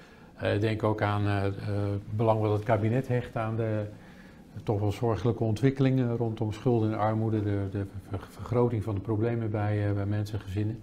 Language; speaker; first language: Dutch; native; Dutch